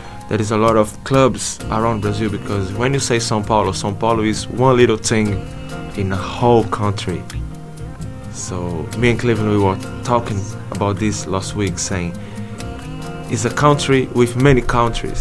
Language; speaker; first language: English; non-native, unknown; Portuguese